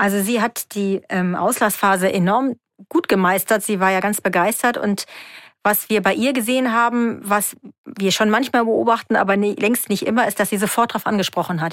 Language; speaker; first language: German; native; German